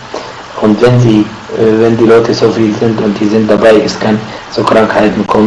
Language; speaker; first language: German; non-native, fluent; Arabic